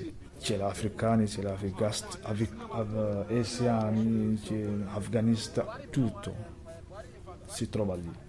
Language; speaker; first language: Italian; non-native, learner; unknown